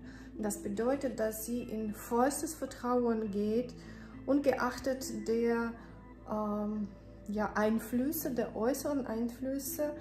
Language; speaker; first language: German; non-native, fluent; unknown